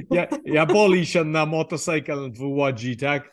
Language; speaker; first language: Polish; non-native, learner; English